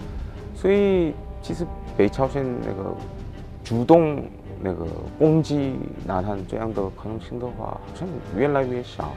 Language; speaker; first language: Chinese; non-native, fluent; Korean